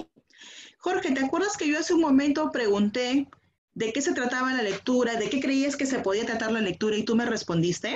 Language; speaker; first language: Spanish; native; Spanish